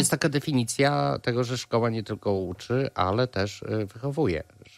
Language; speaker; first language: Polish; native; Polish